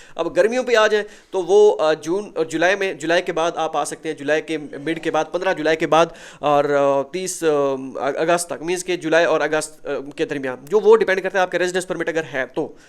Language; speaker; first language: Urdu; non-native, local second language; Saraiki